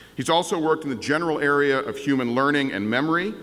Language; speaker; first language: English; native; English